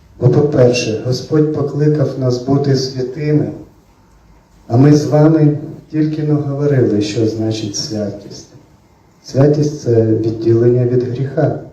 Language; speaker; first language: Ukrainian; non-native, local second language; Russian